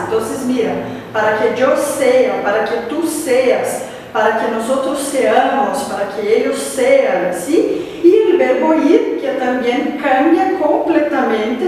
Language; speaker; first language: Spanish; non-native, fluent; Portuguese